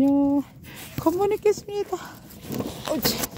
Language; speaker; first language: Korean; native; Korean